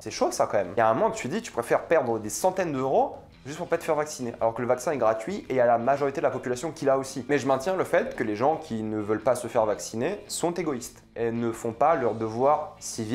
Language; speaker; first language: French; native; French